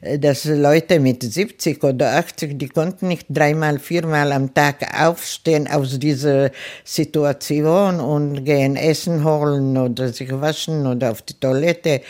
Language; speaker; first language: German; non-native, fluent; Czech